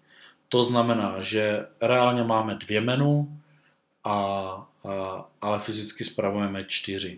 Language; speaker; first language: Czech; native; Czech